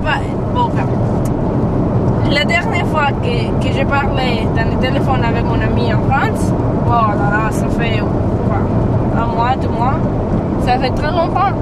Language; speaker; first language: French; non-native, learner; Spanish